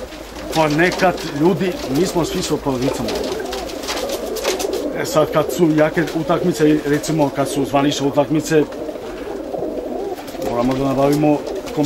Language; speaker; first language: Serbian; non-native, local second language; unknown